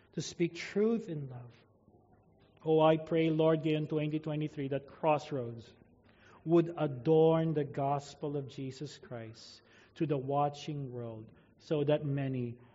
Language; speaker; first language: English; non-native, local second language; Filipino